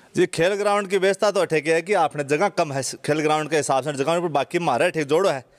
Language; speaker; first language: Hindi; native; Hindi